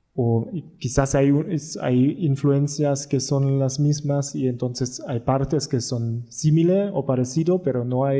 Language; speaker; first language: Spanish; non-native, learner; German